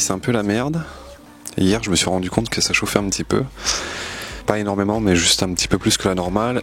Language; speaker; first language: French; native; French